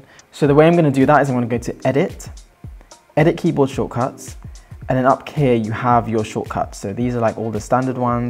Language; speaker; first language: English; native; English